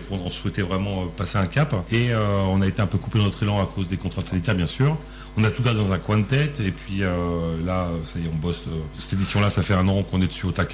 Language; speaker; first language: French; native; French